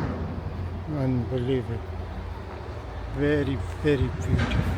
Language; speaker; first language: English; non-native, fluent; Urdu